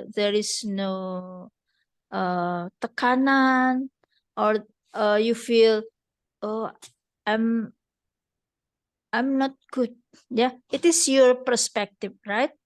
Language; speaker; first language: English; non-native, fluent; Indonesian